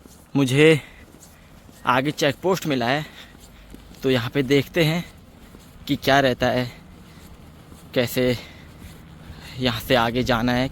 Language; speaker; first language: Hindi; native; Hindi